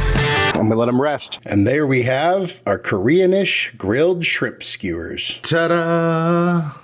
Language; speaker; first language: English; native; English